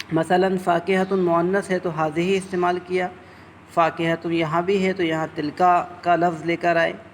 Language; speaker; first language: Urdu; native; Urdu